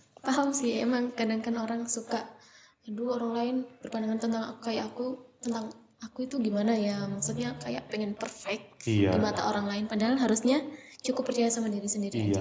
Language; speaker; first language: Indonesian; early bilingual, heritage; English